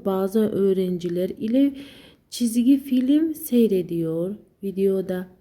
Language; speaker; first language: Turkish; non-native, learner; Uzbek